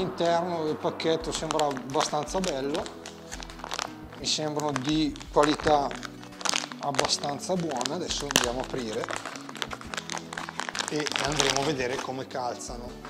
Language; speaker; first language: Italian; native; Italian